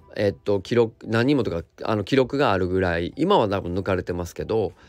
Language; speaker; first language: Japanese; native; Japanese